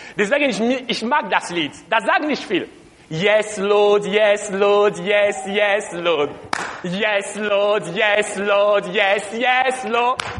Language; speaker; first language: German; non-native, learner; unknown